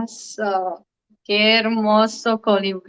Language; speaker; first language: Spanish; early bilingual, heritage; Spanish